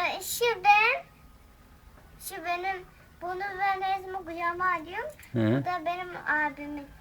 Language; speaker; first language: Turkish; early bilingual, heritage; Turkish